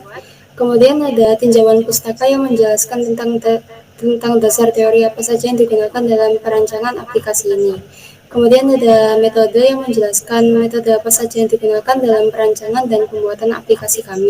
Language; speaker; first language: Indonesian; native; Indonesian